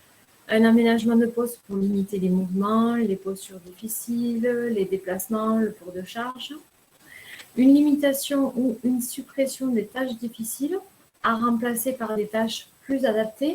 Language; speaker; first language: French; native; French